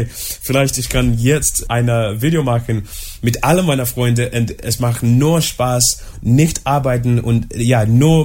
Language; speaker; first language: German; non-native, learner; English